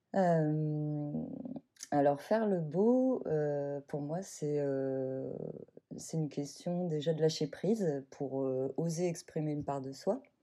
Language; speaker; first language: French; native; French